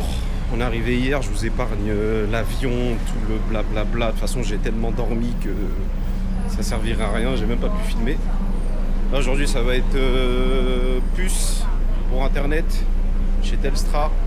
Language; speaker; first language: French; native; French